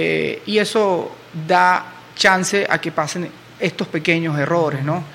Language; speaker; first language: Spanish; native; Spanish